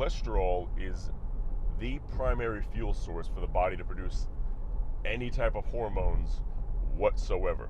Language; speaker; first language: English; native; English